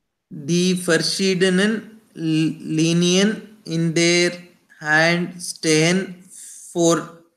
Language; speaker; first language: German; non-native, learner; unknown